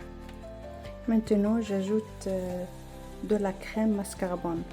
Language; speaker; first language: French; non-native, learner; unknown